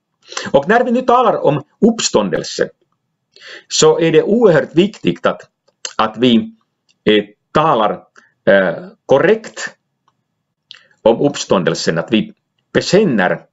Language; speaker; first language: Swedish; non-native, local second language; Finnish